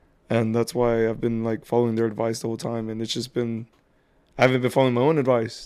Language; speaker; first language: English; early bilingual, other home language; Spanish